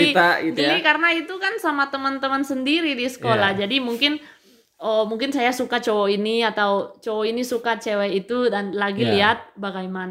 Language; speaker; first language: Indonesian; non-native, fluent; Spanish